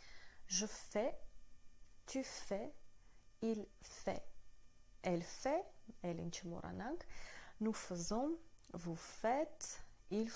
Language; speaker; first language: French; non-native, fluent; Armenian